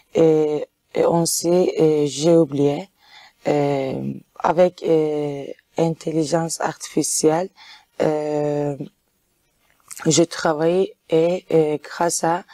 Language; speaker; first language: French; non-native, learner; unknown